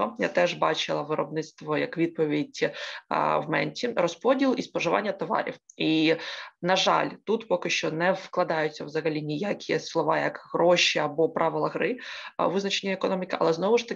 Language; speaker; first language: Ukrainian; native; Ukrainian